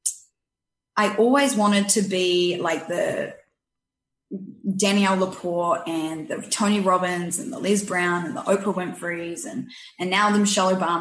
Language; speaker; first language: English; native; English